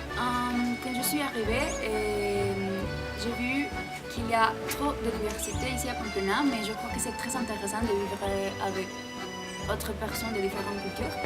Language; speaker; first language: French; non-native, learner; Spanish